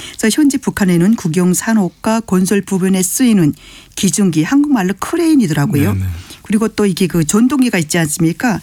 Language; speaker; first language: Korean; native; Korean